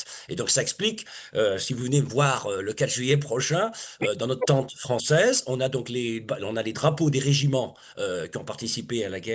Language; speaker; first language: French; native; French